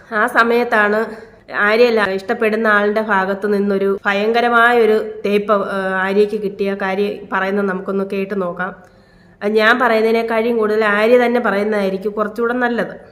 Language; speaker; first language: Malayalam; native; Malayalam